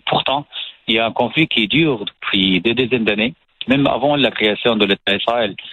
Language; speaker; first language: French; non-native, fluent; Arabic